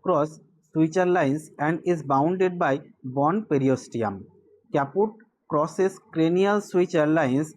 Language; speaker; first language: English; non-native, local second language; Bangla